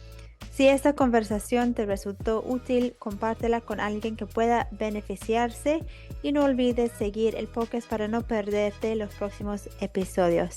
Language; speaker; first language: Spanish; non-native, fluent; English